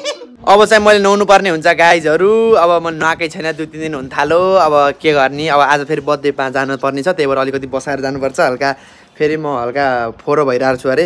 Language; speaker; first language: Nepali; native; Nepali